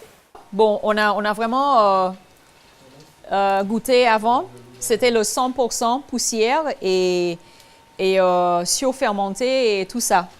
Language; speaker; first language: French; non-native, fluent; English